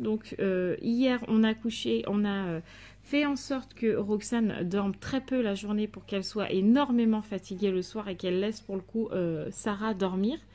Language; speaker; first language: French; native; French